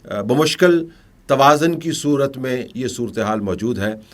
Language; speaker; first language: Urdu; native; Urdu